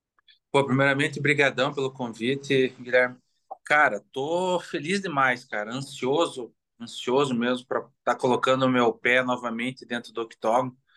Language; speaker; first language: Portuguese; native; Portuguese